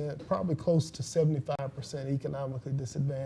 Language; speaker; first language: English; native; English